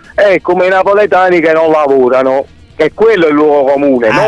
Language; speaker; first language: Italian; native; Italian